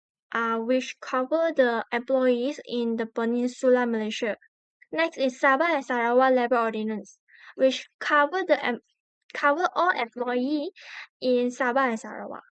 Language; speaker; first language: English; non-native, learner; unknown